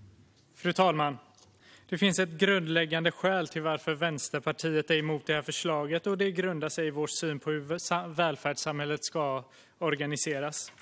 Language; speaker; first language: Swedish; native; Swedish